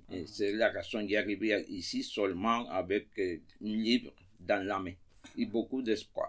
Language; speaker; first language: French; non-native, fluent; Spanish